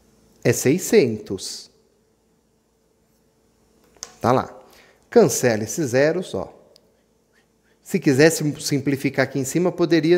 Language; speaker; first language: Portuguese; native; Portuguese